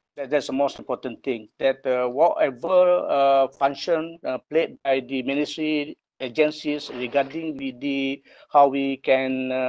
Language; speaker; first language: English; non-native, local second language; Malay